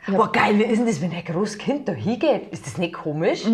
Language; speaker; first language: German; native; German